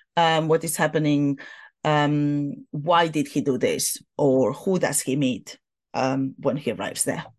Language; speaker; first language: English; non-native, fluent; Catalan